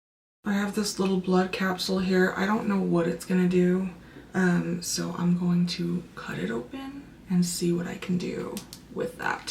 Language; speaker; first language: English; native; English